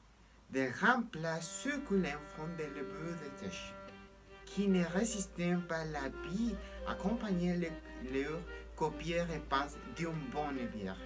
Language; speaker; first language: French; non-native, learner; Spanish